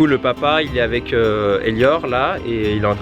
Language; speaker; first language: French; native; French